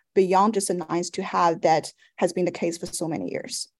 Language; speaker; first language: English; non-native, fluent; Chinese